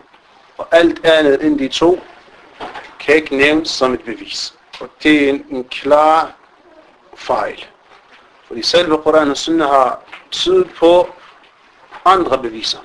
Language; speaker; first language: Danish; non-native, fluent; Arabic